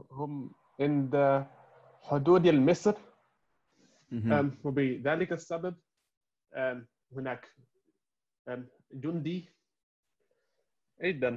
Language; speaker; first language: Arabic; non-native, learner; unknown